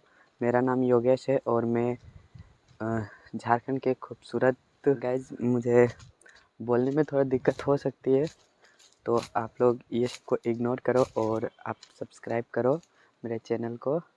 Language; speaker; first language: Hindi; non-native, local second language; Magahi